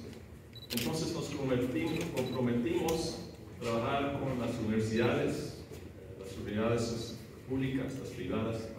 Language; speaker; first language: Spanish; early bilingual, heritage; English